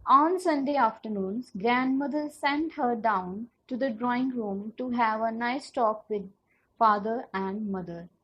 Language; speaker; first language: English; non-native, local second language; Punjabi